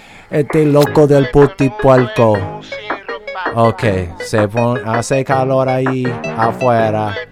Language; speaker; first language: Spanish; native; Spanish